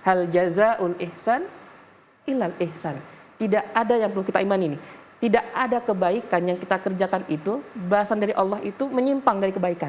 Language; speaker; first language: Indonesian; native; Indonesian